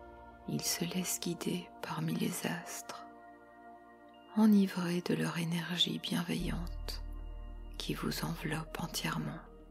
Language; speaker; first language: French; native; French